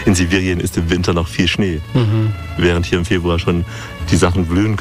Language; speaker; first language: German; native; German